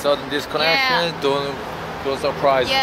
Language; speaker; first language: English; non-native, learner; Korean